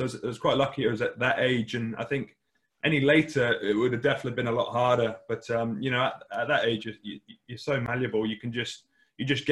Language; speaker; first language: English; native; English